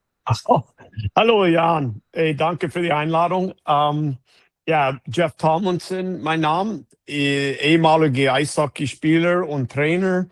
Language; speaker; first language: German; non-native, fluent; English